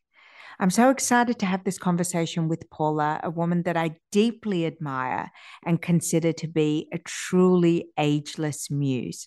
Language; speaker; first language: English; early bilingual, other home language; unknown